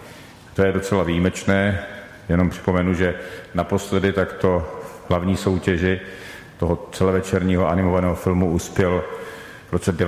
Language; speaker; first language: Czech; native; Czech